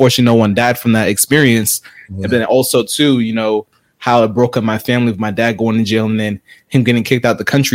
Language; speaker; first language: English; native; English